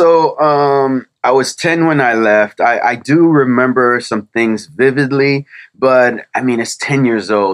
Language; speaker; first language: English; early bilingual, other home language; French